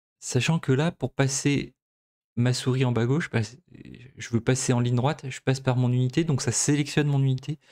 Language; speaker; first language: French; native; French